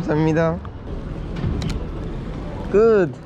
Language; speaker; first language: Korean; non-native, learner; French